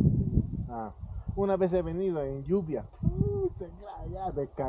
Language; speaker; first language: Spanish; native; Spanish